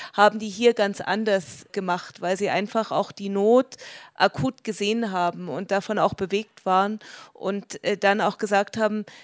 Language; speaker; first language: German; native; German